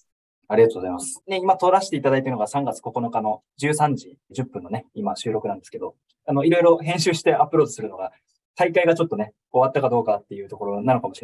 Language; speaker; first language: Japanese; native; Japanese